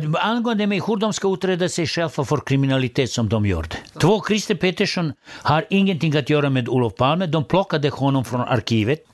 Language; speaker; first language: Swedish; non-native, fluent; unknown